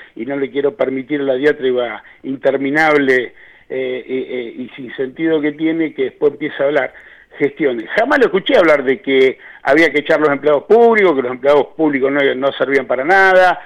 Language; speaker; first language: Spanish; native; Spanish